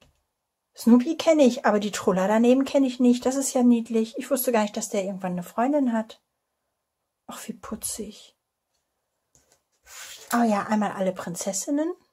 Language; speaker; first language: German; native; German